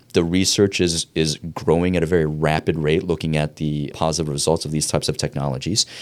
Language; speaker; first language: English; native; English